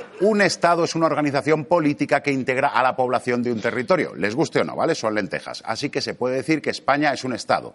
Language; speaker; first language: Spanish; native; Spanish